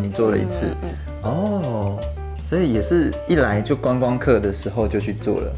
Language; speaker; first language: Chinese; native; Chinese